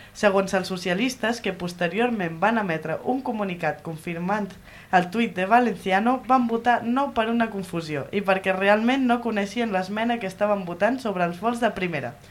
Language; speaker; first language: Catalan; native; Catalan